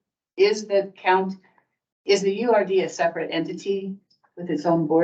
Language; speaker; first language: English; native; English